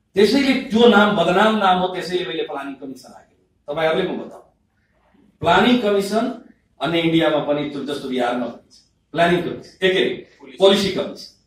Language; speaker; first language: Nepali; non-native, local second language; Bhojpuri